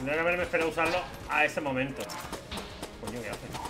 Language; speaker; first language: Spanish; native; Spanish